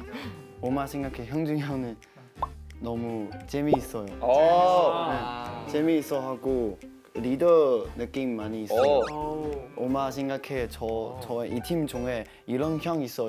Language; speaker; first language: Korean; non-native, learner; Chinese